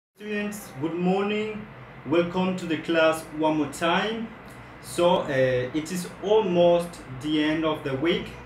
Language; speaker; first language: English; non-native, fluent; Spanish